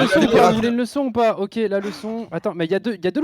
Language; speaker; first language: French; native; French